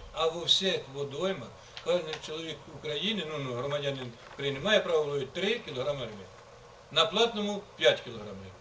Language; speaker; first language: Ukrainian; native; Ukrainian